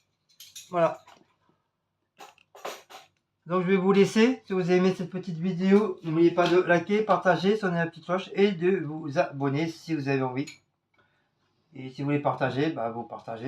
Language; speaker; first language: French; native; French